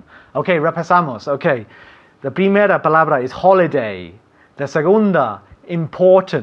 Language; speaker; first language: Spanish; non-native, fluent; English